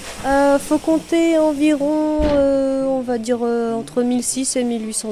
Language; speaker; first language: French; native; French